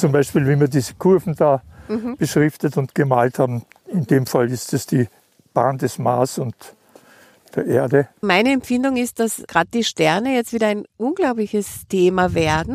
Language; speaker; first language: German; native; German